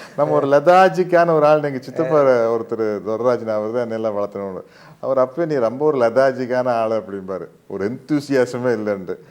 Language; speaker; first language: Tamil; native; Tamil